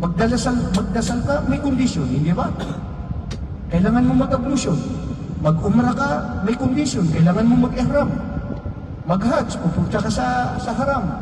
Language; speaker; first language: Filipino; non-native, local second language; Maranao